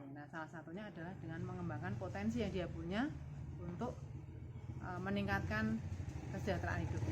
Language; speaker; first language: Indonesian; native; Indonesian